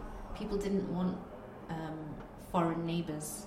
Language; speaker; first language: English; non-native, local second language; Bangla